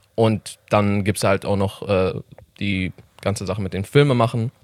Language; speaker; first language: German; non-native, fluent; Persian